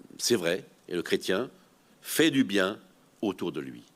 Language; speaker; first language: French; native; French